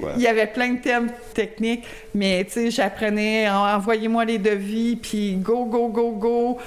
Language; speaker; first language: French; native; French